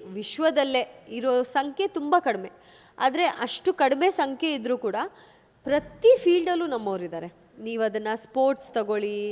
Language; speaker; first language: Kannada; non-native, local second language; Kodava